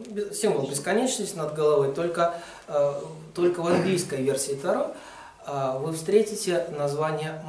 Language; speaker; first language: Russian; native; Russian